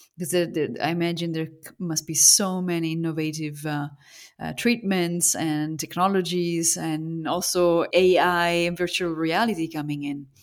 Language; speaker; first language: English; non-native, fluent; Italian